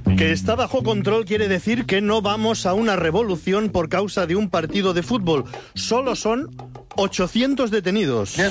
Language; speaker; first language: Spanish; native; Spanish